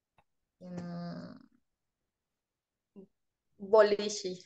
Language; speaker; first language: French; non-native, learner; Spanish